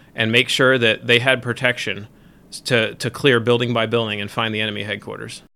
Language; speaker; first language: English; native; English